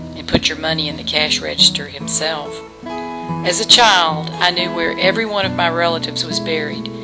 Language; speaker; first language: English; native; English